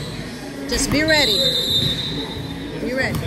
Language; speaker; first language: English; native; English